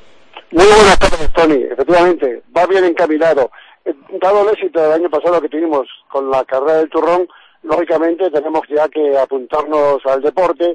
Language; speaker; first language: Spanish; native; Spanish